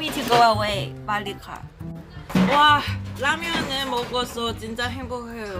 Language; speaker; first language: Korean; non-native, learner; Cantonese